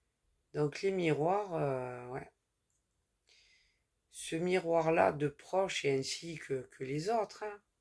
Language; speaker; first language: French; native; French